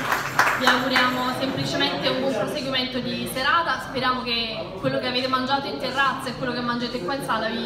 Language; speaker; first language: Italian; native; Italian